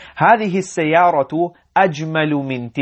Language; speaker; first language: Arabic; non-native, fluent; English